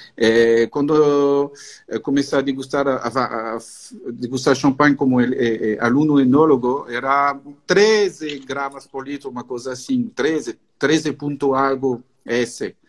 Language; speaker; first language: Portuguese; non-native, fluent; French